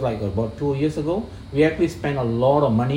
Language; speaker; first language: English; non-native, local second language; Punjabi